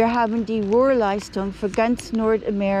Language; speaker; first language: German; non-native, learner; English